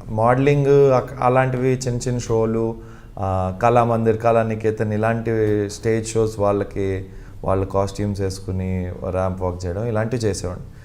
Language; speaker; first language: Telugu; non-native, local second language; Malayalam